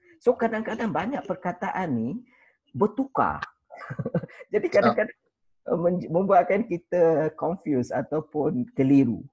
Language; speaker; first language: Malay; native; Malay